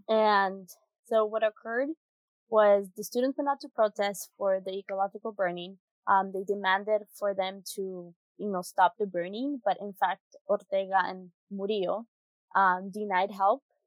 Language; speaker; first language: English; early bilingual, other home language; Spanish